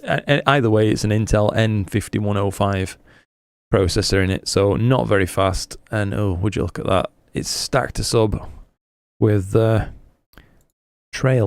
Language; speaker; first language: English; native; English